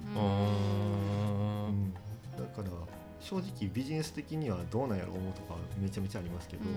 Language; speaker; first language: Japanese; native; Japanese